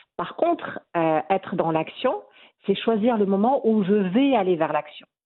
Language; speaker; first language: French; non-native, local second language; Arabic